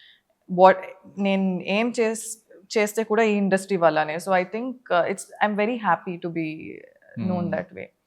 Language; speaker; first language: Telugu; non-native, fluent; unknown